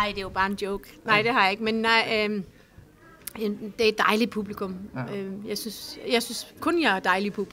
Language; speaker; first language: Danish; native; Danish